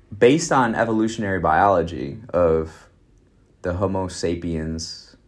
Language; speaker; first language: English; native; English